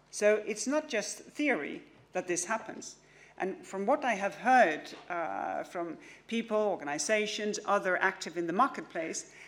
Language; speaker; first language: English; non-native, fluent; Danish